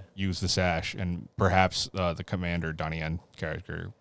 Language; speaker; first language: English; early bilingual, other home language; Filipino